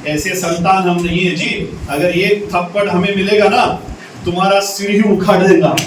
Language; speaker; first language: Hindi; non-native, local second language; Kannada